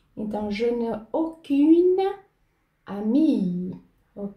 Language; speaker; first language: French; non-native, fluent; Portuguese